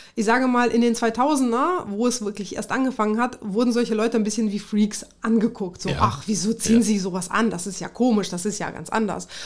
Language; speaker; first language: German; early bilingual, other home language; Russian